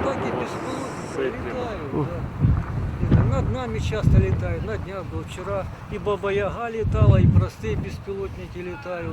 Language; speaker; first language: Russian; native; Russian